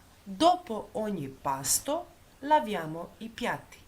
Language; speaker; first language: Italian; non-native, fluent; Macedonian